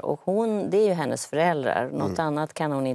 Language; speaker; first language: Swedish; native; Swedish